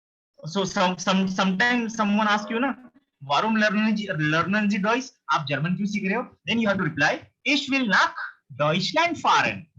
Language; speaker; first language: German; non-native, learner; Hindi